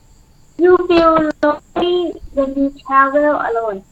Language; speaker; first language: English; non-native, learner; Thai